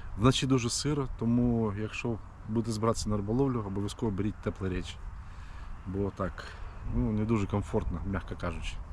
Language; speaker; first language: Ukrainian; non-native, local second language; Russian